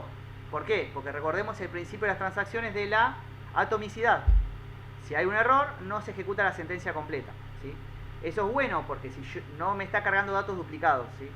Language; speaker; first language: Spanish; native; Spanish